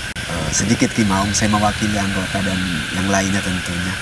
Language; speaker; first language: Indonesian; native; Indonesian